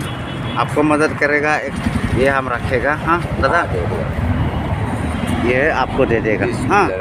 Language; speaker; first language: Hindi; non-native, local second language; Assamese